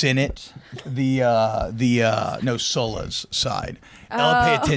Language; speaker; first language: English; native; English